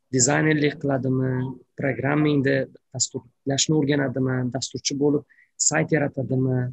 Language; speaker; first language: Uzbek; native; Uzbek